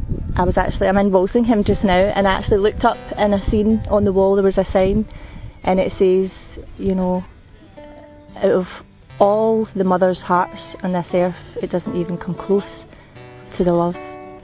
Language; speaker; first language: English; native; English